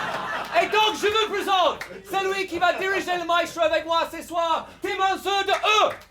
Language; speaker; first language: French; native; French